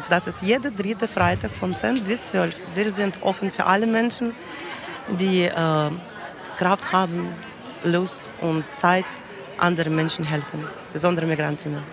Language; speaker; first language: German; non-native, learner; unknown